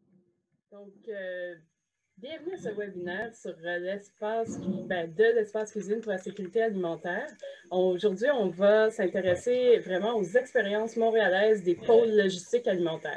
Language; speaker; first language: French; native; French